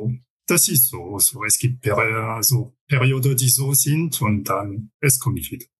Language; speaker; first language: German; non-native, fluent; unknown